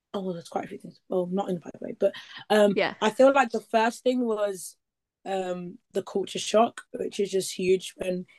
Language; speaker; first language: English; native; English